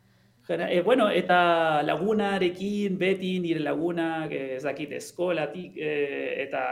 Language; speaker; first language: Basque; non-native, learner; Spanish